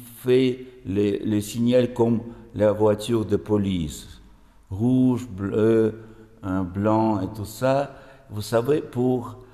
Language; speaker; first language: French; non-native, fluent; Russian